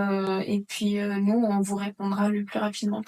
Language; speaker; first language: French; native; French